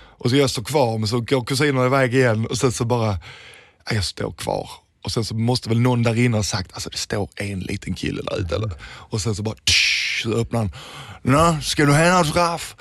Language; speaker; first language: Swedish; early bilingual, other home language; Danish